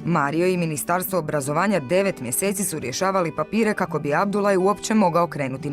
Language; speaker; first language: Croatian; native; Croatian